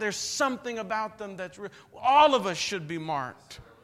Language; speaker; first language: English; native; English